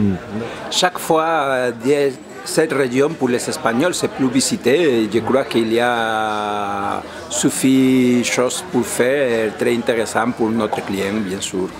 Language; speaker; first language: French; non-native, fluent; Spanish